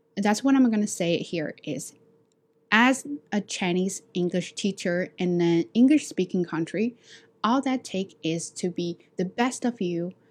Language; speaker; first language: English; non-native, fluent; Chinese